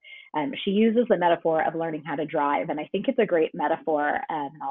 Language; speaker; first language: English; native; English